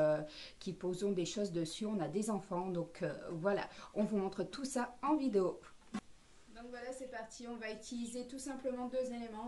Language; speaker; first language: French; native; French